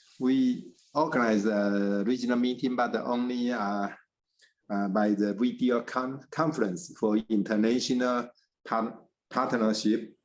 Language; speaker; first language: English; non-native, fluent; Chinese